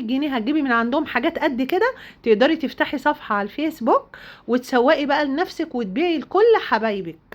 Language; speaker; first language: Arabic; native; Arabic